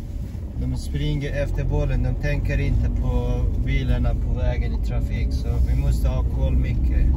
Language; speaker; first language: Swedish; non-native, fluent; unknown